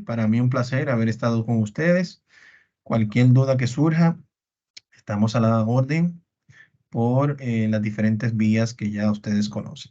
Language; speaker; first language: Spanish; native; Spanish